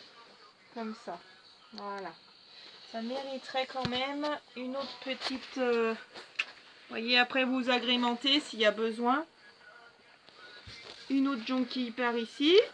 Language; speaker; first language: French; native; French